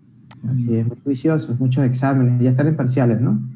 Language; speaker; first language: Spanish; native; Spanish